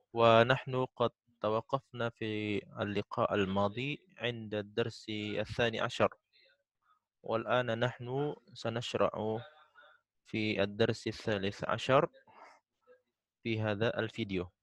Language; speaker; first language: Arabic; non-native, fluent; Indonesian